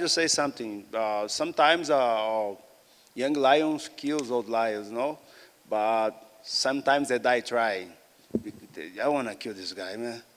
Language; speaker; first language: English; non-native, learner; Portuguese